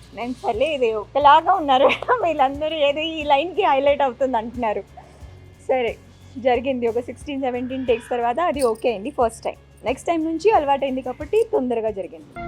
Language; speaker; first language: Telugu; non-native, fluent; Marathi